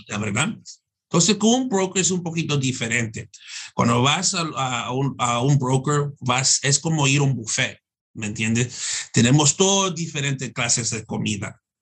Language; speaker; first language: Spanish; early bilingual, heritage; Spanish